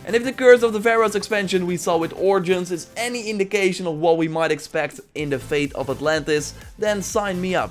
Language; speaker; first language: English; non-native, fluent; Dutch